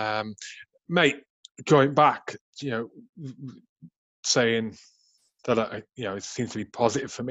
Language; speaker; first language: English; native; English